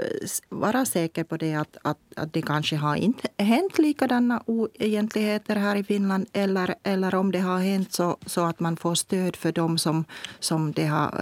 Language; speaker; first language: Swedish; non-native, local second language; Finnish